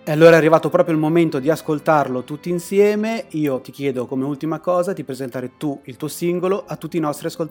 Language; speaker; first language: Italian; native; Italian